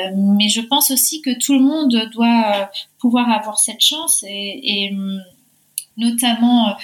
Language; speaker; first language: French; early bilingual, heritage; Spanish